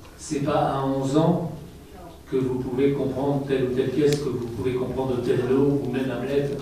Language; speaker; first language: French; native; French